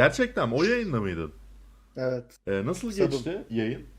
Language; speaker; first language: Turkish; native; Turkish